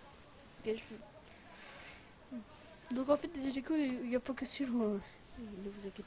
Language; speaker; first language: French; native; French